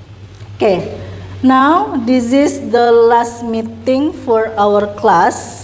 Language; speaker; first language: English; non-native, learner; Indonesian